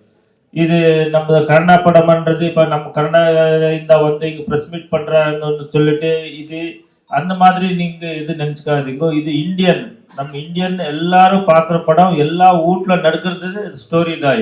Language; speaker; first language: Tamil; non-native, learner; Kannada